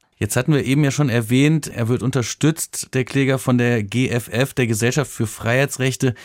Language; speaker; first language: German; native; German